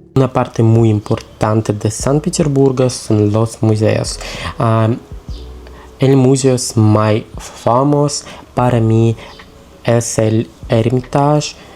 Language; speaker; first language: Spanish; non-native, learner; Russian